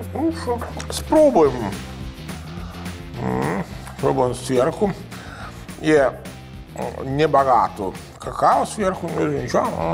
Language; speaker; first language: Ukrainian; non-native, learner; Italian